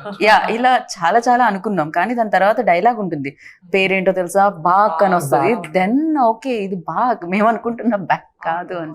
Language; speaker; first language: Telugu; native; Telugu